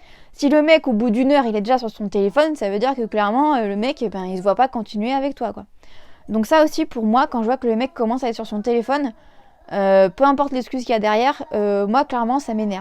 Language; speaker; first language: French; native; French